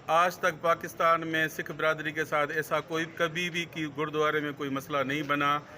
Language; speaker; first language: Urdu; non-native, local second language; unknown